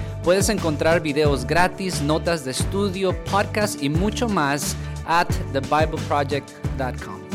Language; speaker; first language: Spanish; native; Spanish